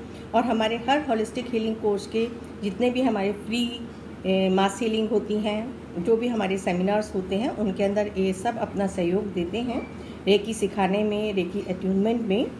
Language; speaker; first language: Hindi; native; Hindi